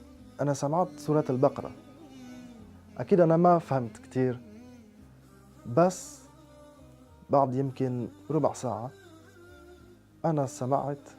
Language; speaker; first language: Arabic; non-native, fluent; French